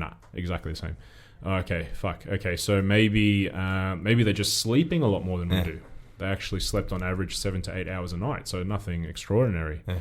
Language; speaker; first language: English; native; English